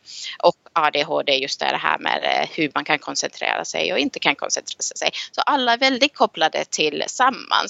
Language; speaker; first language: Swedish; non-native, local second language; Finnish